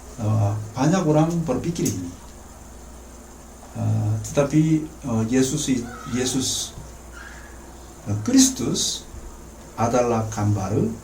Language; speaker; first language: Indonesian; non-native, fluent; Korean